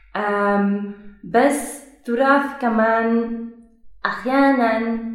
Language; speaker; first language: Arabic; non-native, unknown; Dutch